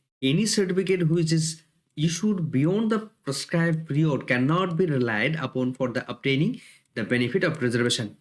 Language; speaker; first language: English; non-native, local second language; Bangla